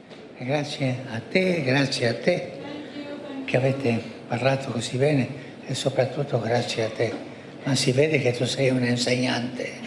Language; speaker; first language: Italian; non-native, fluent; Spanish